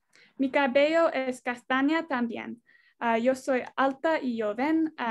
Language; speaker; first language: Spanish; non-native, learner; English